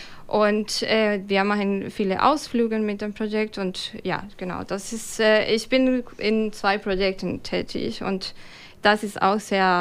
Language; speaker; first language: German; non-native, fluent; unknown